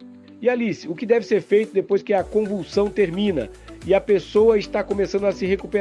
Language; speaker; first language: Portuguese; native; Portuguese